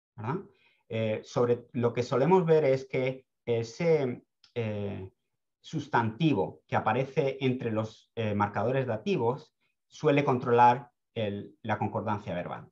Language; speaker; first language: Spanish; native; Spanish